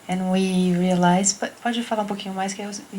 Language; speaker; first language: Portuguese; native; Portuguese